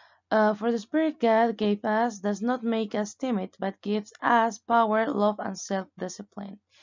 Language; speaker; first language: English; non-native, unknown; Spanish